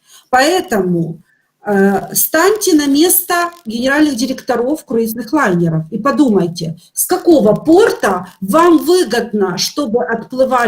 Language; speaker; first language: Russian; native; Russian